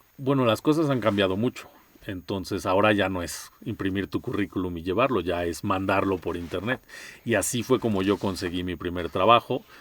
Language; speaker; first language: Spanish; native; Spanish